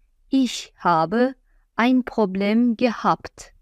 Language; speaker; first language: German; non-native, fluent; Azerbaijani